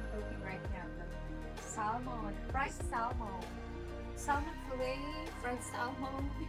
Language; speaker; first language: English; non-native, local second language; Filipino